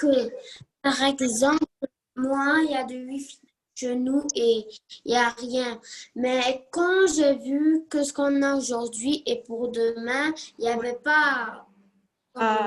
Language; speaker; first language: French; non-native, local second language; Arabic